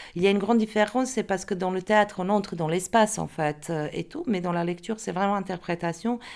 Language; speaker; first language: French; non-native, fluent; Croatian